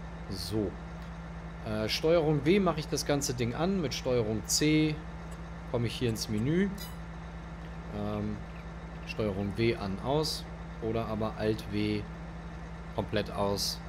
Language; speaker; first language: German; native; German